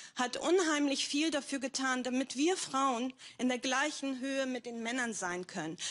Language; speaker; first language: German; non-native, fluent; Greek